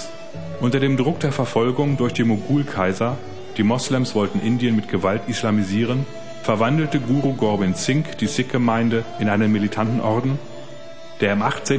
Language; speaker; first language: German; native; German